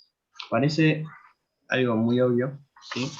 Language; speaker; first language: Spanish; native; Spanish